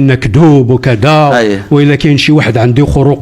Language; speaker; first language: Arabic; native; Arabic